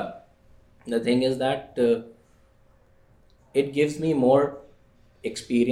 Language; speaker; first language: English; non-native, local second language; Hindi